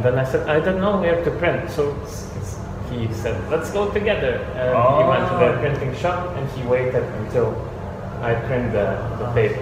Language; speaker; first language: English; non-native, fluent; Lithuanian